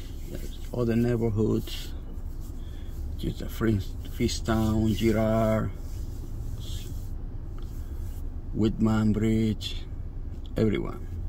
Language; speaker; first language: English; non-native, learner; Spanish